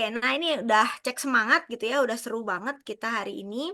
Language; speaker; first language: Indonesian; native; Indonesian